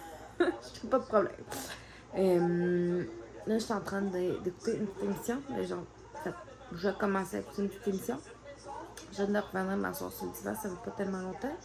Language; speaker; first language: French; native; French